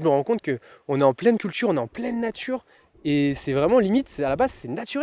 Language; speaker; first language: French; native; French